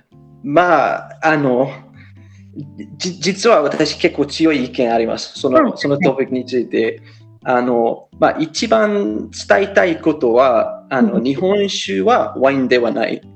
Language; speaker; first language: Japanese; non-native, fluent; English